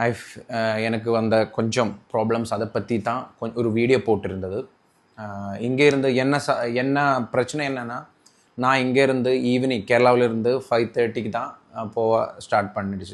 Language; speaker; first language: Tamil; non-native, local second language; Malayalam